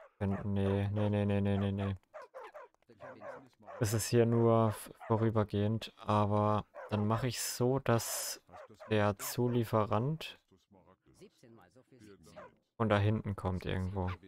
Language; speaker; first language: German; native; German